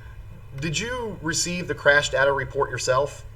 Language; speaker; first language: English; native; English